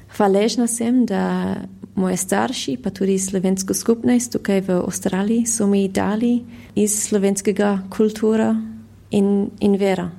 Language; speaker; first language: Slovenian; early bilingual, heritage; Slovenian